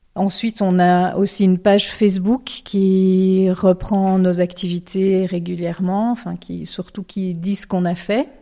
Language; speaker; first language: French; native; French